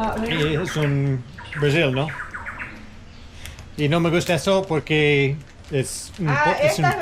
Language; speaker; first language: Spanish; non-native, learner; English